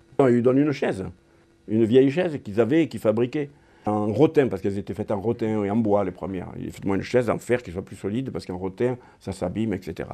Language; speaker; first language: French; native; French